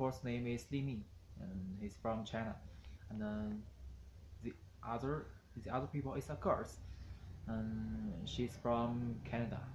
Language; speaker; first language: English; non-native, learner; Chinese